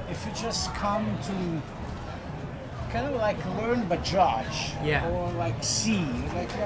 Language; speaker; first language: English; non-native, fluent; Italian